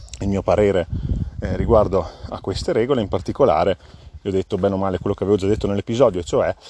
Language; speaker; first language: Italian; native; Italian